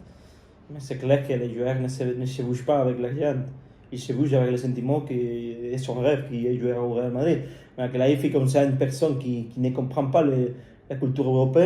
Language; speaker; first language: French; non-native, fluent; Spanish